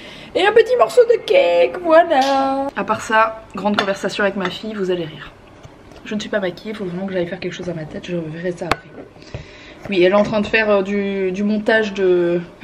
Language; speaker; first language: French; native; French